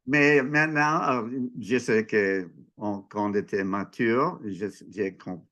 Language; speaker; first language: French; non-native, learner; English